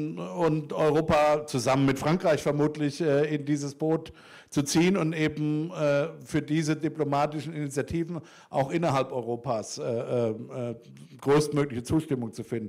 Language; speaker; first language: German; native; German